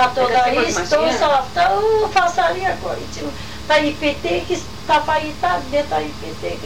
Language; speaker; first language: Greek; non-native, local second language; Turkish